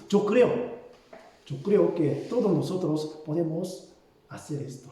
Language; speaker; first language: Spanish; non-native, fluent; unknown